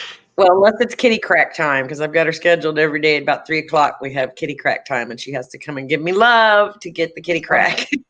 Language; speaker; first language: English; native; English